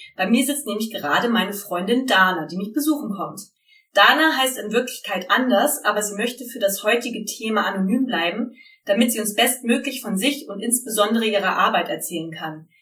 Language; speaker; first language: German; native; German